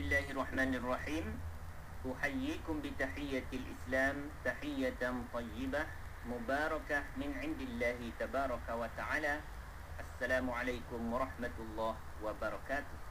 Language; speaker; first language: Arabic; non-native, fluent; Malay